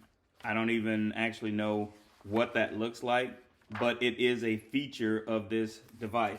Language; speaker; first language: English; native; English